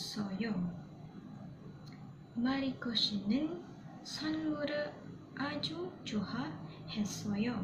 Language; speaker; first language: Korean; non-native, learner; Malay